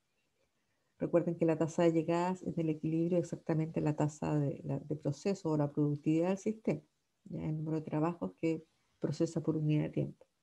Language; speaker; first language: Spanish; native; Spanish